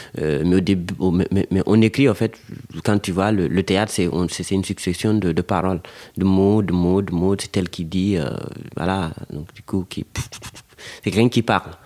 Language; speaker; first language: French; non-native, local second language; Fula